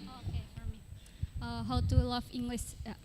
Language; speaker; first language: English; non-native, learner; Indonesian